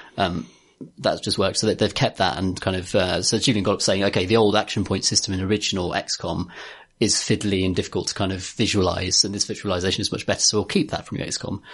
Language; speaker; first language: English; native; English